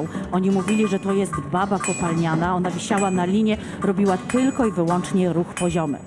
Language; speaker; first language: Polish; native; Polish